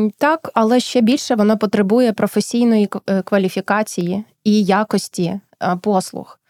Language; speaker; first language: Ukrainian; early bilingual, heritage; Ukrainian